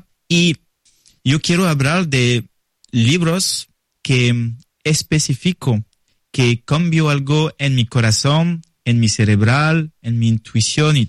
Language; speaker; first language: Spanish; non-native, learner; French